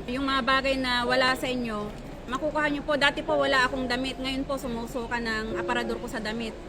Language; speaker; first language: Filipino; native; Filipino